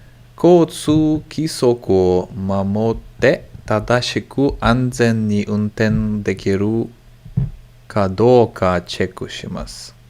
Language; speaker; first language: Japanese; non-native, learner; English